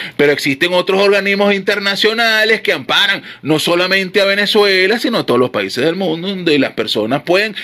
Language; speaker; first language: Spanish; native; Spanish